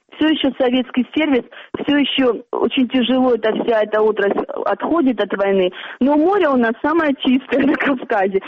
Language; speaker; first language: Russian; native; Russian